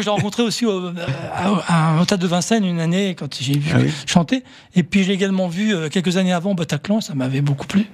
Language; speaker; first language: French; native; French